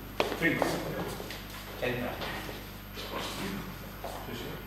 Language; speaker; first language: Spanish; native; Spanish